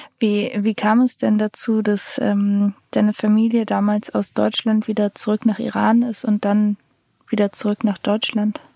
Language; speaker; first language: German; native; German